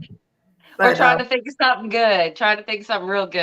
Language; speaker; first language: English; native; English